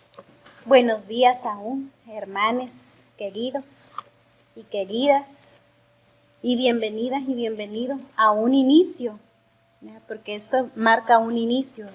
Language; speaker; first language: Spanish; native; Spanish